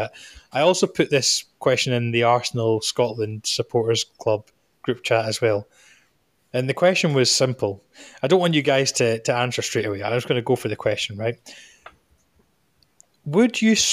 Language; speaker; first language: English; native; English